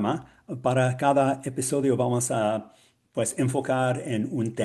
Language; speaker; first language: Spanish; non-native, learner; English